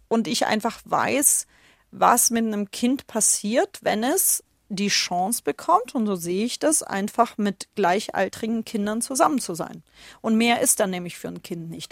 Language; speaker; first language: German; early bilingual, other home language; Russian